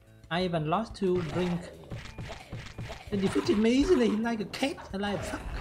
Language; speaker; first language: English; non-native, fluent; Vietnamese